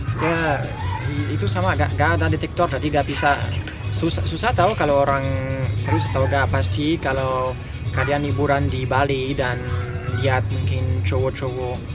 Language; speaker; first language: Indonesian; non-native, fluent; French